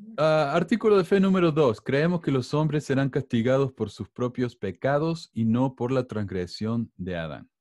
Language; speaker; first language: Spanish; native; Spanish